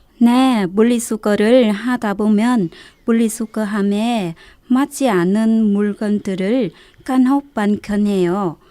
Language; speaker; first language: Korean; non-native, fluent; Vietnamese